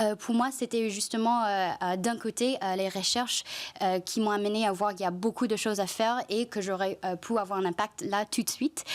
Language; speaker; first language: French; non-native, fluent; Chinese